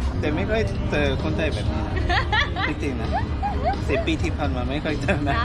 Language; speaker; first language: Thai; non-native, fluent; Korean